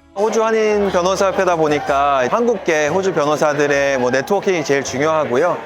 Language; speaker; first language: Korean; early bilingual, other home language; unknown